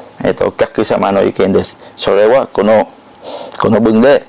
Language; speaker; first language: Japanese; non-native, learner; Thai